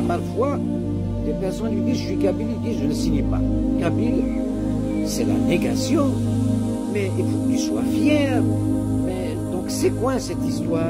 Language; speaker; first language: French; non-native, local second language; Kabyle